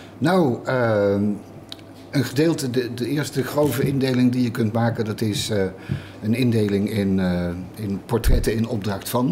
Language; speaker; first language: Dutch; native; Dutch